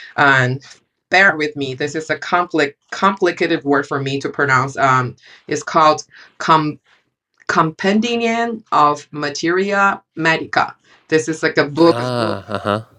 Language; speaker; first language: English; non-native, fluent; Chinese